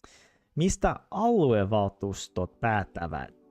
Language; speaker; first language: Finnish; non-native, learner; English